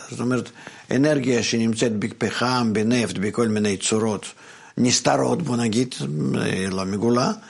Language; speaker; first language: Hebrew; non-native, fluent; Russian